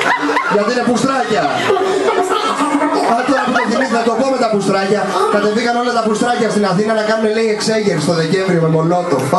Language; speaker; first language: Greek; native; Greek